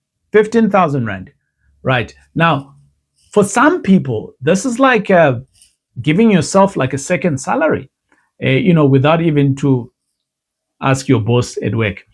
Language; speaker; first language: English; non-native, local second language; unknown